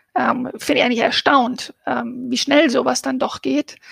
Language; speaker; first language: German; native; German